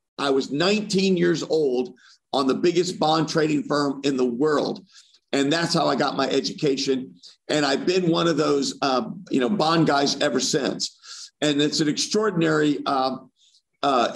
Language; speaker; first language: English; native; English